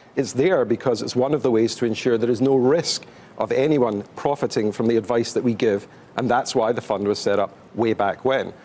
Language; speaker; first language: English; native; English